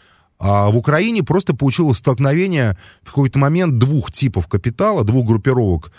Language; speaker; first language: Russian; native; Russian